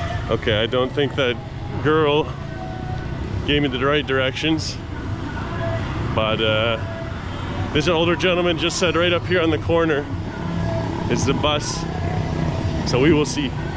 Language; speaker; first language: English; native; English